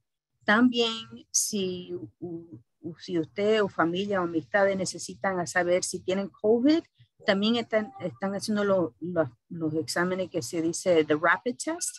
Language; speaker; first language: Spanish; early bilingual, heritage; Spanish